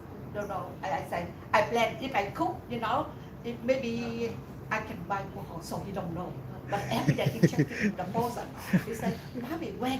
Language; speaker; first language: English; non-native, learner; Vietnamese